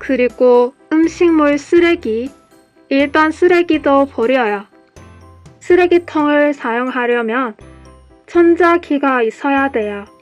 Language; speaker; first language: Korean; non-native, learner; Persian